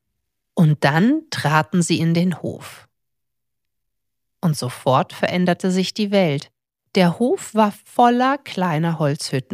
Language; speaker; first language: German; native; German